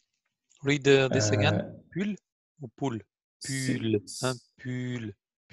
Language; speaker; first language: English; non-native, learner; Arabic